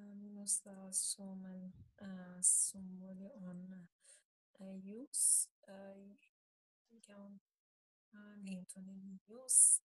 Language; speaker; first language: Finnish; non-native, learner; Urdu